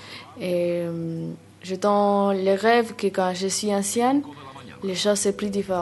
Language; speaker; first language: French; non-native, learner; Spanish